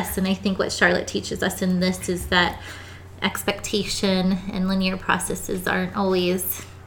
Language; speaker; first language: English; native; English